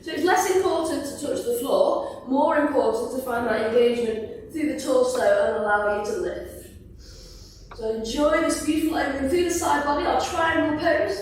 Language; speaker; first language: English; native; English